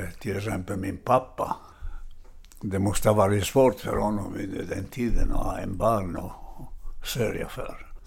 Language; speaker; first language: Swedish; non-native, fluent; Italian